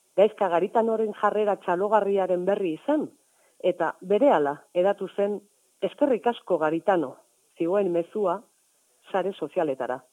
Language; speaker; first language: Basque; native; Basque